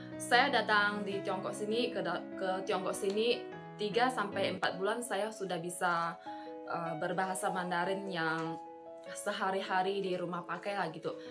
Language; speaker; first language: Indonesian; native; Indonesian